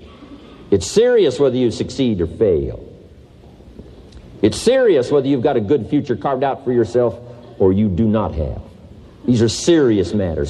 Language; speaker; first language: English; native; English